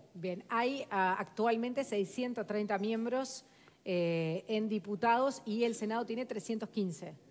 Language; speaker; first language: Spanish; native; Spanish